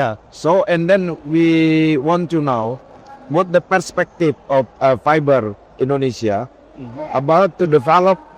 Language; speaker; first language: English; non-native, learner; Indonesian